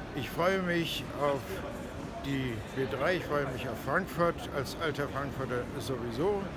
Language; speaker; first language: German; native; German